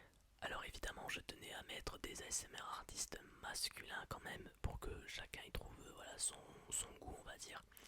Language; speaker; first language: French; native; French